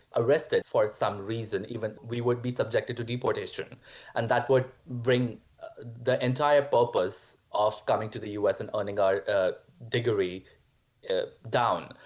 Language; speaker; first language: English; non-native, local second language; Hindi